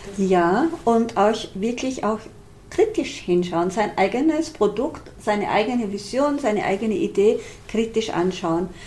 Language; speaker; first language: German; native; German